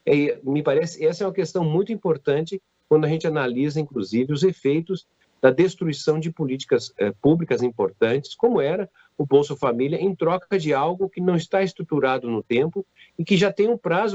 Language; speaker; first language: Portuguese; native; Portuguese